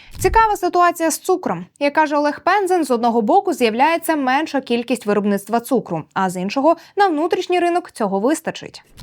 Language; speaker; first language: Ukrainian; native; Ukrainian